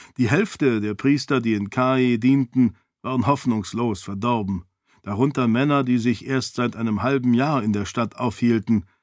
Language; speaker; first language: German; native; German